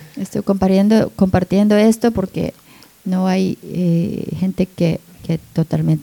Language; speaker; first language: Spanish; non-native, learner; Japanese